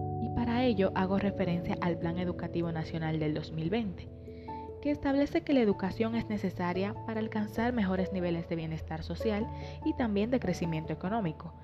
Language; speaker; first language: Spanish; native; Spanish